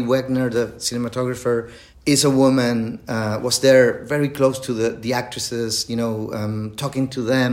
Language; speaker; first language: English; non-native, fluent; Spanish